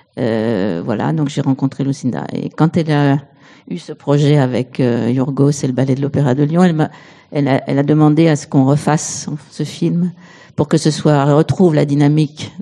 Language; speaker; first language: French; native; French